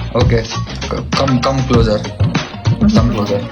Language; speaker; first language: English; non-native, learner; Nepali